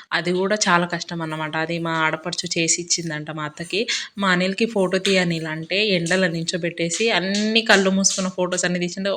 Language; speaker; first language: Telugu; non-native, local second language; Lambadi